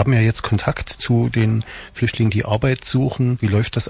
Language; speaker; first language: German; native; German